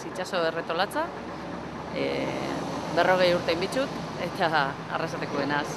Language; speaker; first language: Basque; native; Basque